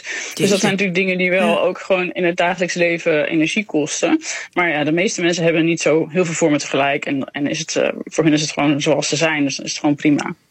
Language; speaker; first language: Dutch; native; Dutch